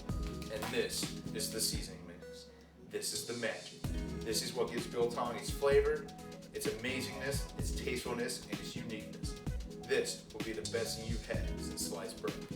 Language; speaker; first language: English; native; English